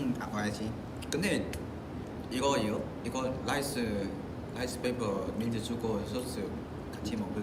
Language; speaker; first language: Korean; non-native, fluent; Vietnamese